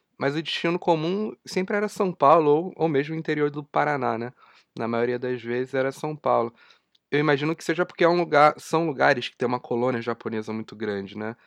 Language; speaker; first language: Portuguese; native; Portuguese